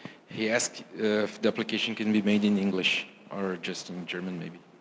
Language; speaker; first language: English; non-native, fluent; Portuguese